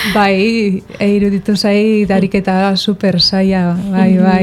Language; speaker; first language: Basque; non-native, local second language; Spanish